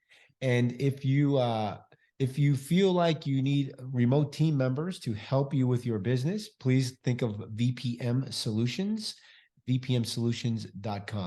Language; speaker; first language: English; native; English